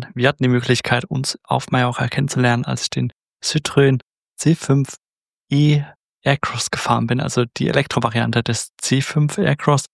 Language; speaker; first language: German; native; German